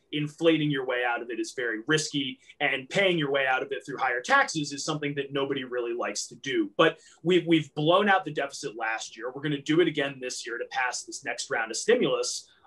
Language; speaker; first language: English; native; English